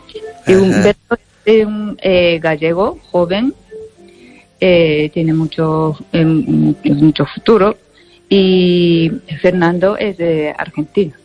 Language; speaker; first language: Spanish; non-native, fluent; Japanese